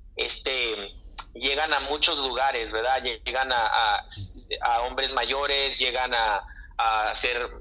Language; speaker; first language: Spanish; early bilingual, heritage; Spanish